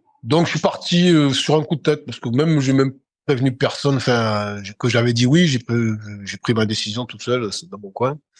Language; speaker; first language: French; native; French